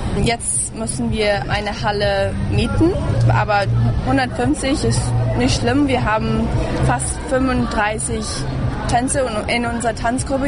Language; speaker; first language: German; early bilingual, heritage; English